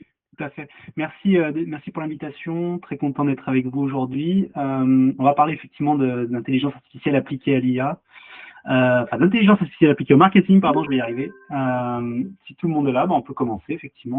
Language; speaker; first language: French; native; French